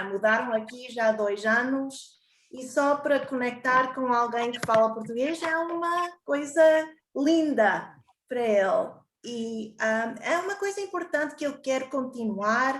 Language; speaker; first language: Portuguese; early bilingual, heritage; Portuguese